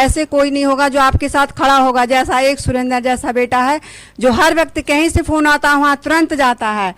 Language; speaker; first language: Hindi; native; Hindi